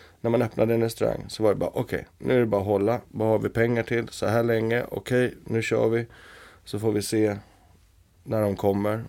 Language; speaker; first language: Swedish; native; Swedish